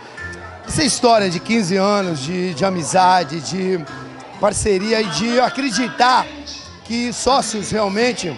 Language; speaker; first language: Portuguese; native; Portuguese